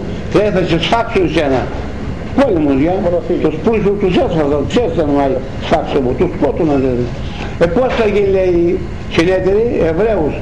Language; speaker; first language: Greek; native; Greek